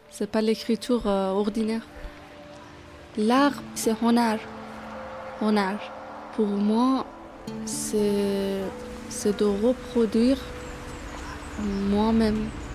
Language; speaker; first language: French; non-native, fluent; Persian